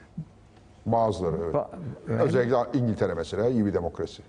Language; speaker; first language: Turkish; native; Turkish